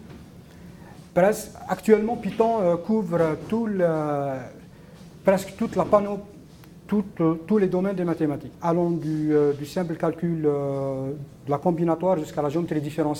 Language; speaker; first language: French; non-native, local second language; Arabic